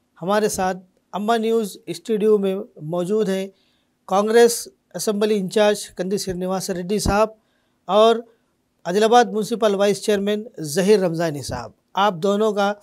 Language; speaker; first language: Hindi; non-native, local second language; Urdu